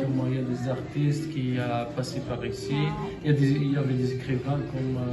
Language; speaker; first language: French; non-native, local second language; Arabic